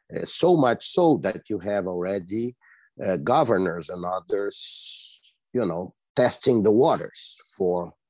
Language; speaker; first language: English; non-native, fluent; Portuguese